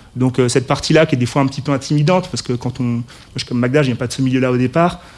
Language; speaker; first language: French; native; French